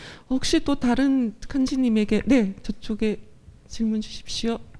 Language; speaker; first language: Korean; native; Korean